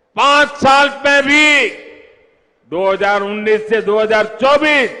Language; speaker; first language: Hindi; non-native, local second language; Gujarati